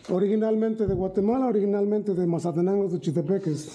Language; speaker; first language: Spanish; native; Spanish